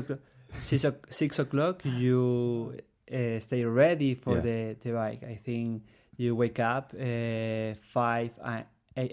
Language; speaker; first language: English; non-native, learner; Spanish